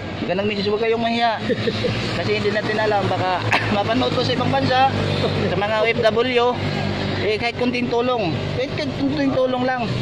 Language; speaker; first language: Filipino; non-native, local second language; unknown